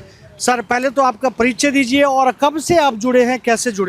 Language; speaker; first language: Hindi; native; Hindi